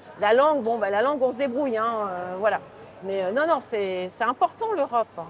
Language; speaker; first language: French; native; French